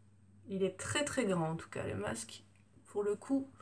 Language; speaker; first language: French; native; French